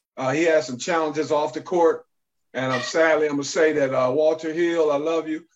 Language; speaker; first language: English; native; English